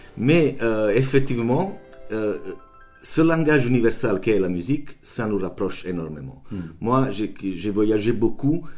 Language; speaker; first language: French; non-native, fluent; Italian